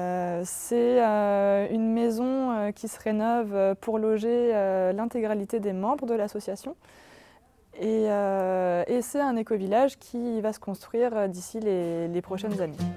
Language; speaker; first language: French; native; French